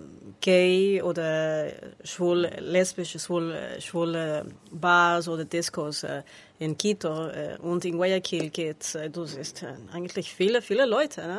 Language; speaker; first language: German; non-native, learner; Spanish